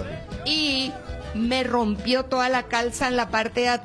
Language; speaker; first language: Spanish; native; Spanish